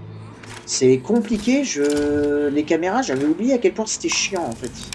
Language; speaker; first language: French; native; French